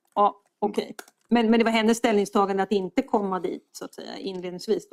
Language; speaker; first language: Swedish; native; Swedish